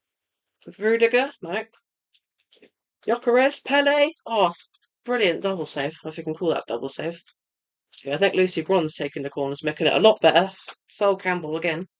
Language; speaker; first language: English; native; English